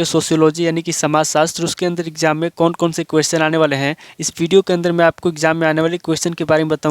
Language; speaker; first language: Hindi; native; Hindi